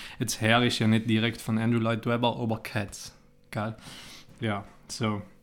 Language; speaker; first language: German; native; German